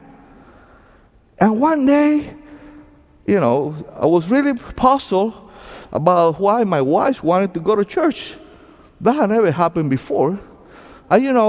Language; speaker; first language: English; non-native, fluent; Spanish